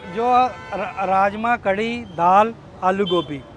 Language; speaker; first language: Hindi; native; Hindi